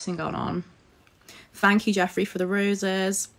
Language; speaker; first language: English; native; English